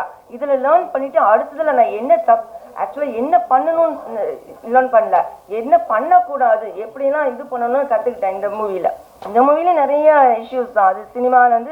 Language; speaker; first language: Tamil; non-native, learner; English